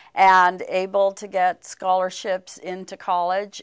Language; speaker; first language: English; native; English